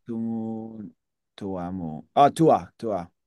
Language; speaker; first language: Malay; non-native, learner; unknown